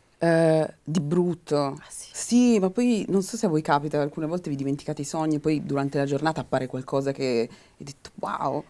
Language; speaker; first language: Italian; early bilingual, other home language; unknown